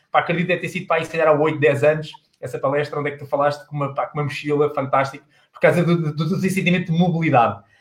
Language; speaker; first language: Portuguese; native; Portuguese